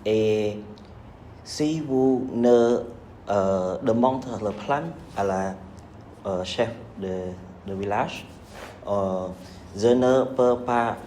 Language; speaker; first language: French; non-native, learner; Khmer